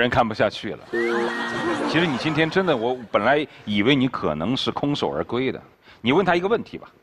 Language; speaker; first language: Chinese; native; Chinese